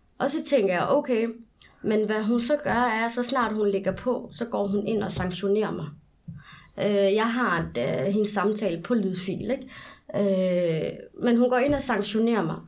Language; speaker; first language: Danish; early bilingual, other home language; Arabic